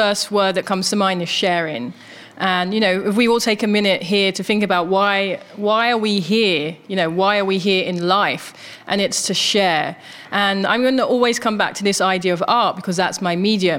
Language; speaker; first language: English; native; English